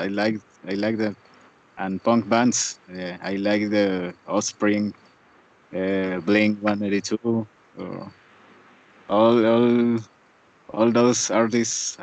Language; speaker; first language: English; non-native, learner; Spanish